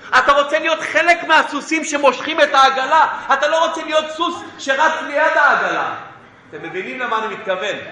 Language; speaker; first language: Hebrew; non-native, fluent; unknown